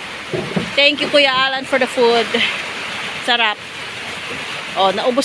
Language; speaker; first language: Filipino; non-native, local second language; Waray